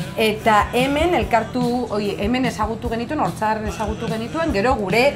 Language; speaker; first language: Basque; non-native, local second language; Spanish